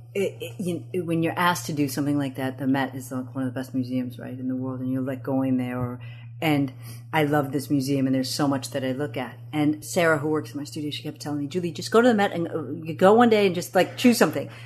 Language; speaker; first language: English; early bilingual, other home language; Amharic